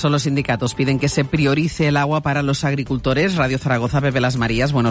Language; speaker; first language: Spanish; native; Spanish